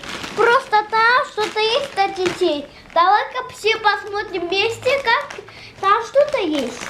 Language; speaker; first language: Russian; early bilingual, heritage; Azerbaijani